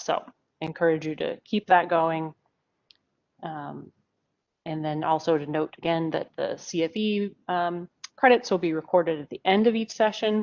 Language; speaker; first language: English; native; English